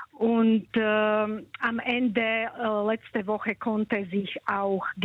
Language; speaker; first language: German; non-native, fluent; Slovak